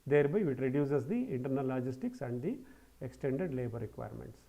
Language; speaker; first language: English; non-native, local second language; Kannada